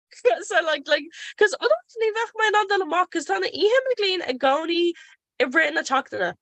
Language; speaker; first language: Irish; non-native, local second language; English